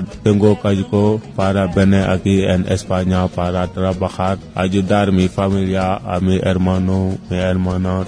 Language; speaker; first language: Spanish; non-native, learner; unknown